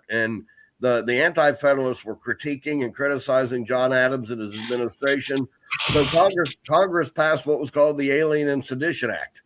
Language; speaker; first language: English; native; English